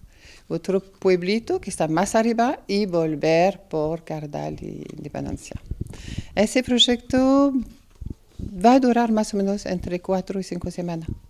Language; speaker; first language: Spanish; non-native, fluent; French